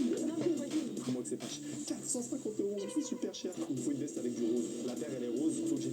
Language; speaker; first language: French; native; French